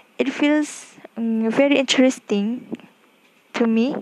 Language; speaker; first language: English; non-native, local second language; Malay